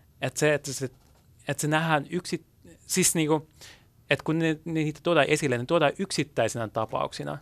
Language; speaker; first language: Finnish; early bilingual, other home language; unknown